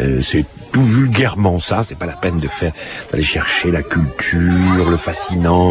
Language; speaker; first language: French; native; French